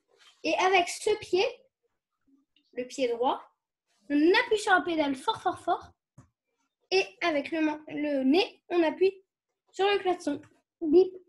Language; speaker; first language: French; native; French